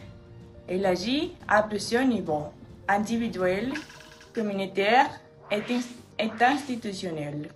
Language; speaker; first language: French; non-native, learner; Spanish